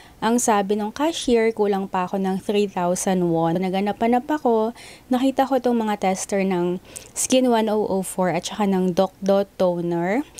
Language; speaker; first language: Filipino; native; Filipino